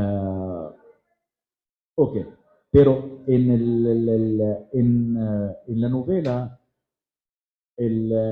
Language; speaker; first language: Spanish; non-native, fluent; Arabic